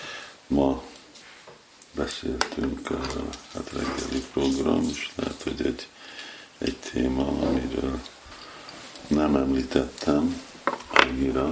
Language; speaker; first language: Hungarian; non-native, fluent; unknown